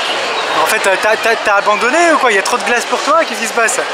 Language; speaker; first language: French; native; French